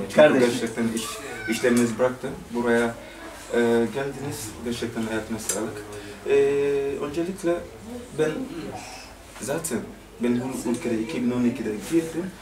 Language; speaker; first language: Turkish; non-native, learner; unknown